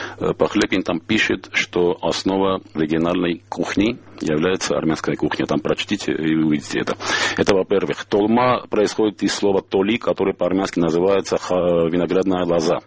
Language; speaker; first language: Russian; non-native, local second language; Armenian